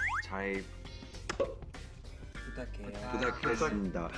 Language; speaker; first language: Korean; non-native, learner; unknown